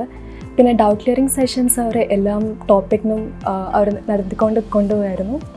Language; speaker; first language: Malayalam; early bilingual, other home language; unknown